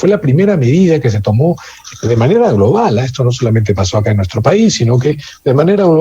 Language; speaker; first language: Spanish; native; Spanish